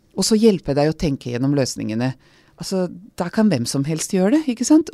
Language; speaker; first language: Norwegian; non-native, fluent; Hungarian